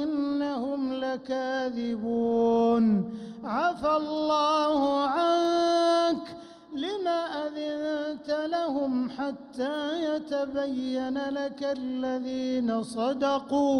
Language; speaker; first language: Arabic; native; Arabic